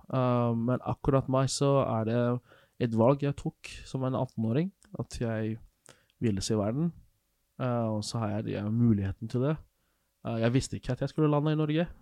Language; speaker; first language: Norwegian; non-native, fluent; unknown